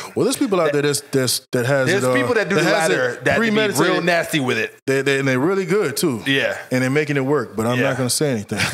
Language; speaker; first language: English; native; English